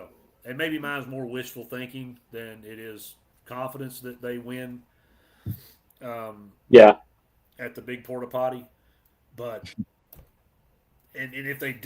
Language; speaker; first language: English; native; English